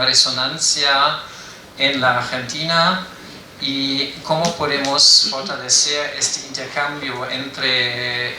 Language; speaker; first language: Spanish; non-native, fluent; German